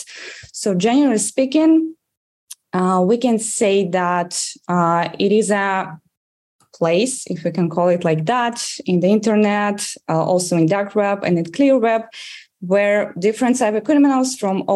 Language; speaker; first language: English; non-native, fluent; Russian